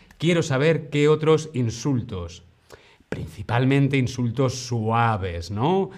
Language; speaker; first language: Spanish; native; Spanish